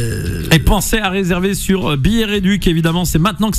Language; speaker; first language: French; native; French